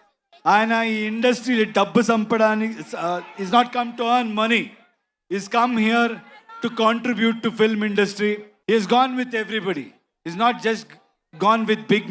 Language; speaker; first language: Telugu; non-native, fluent; Kannada